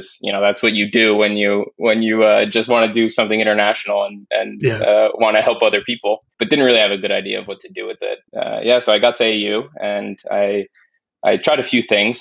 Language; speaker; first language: English; native; English